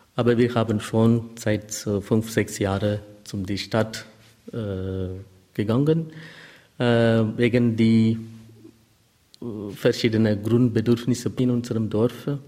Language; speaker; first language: German; non-native, learner; Tamil